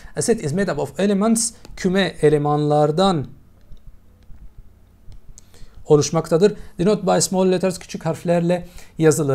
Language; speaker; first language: Turkish; non-native, fluent; Arabic